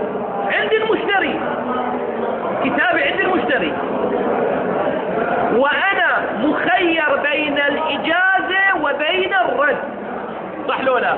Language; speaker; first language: Arabic; native; Arabic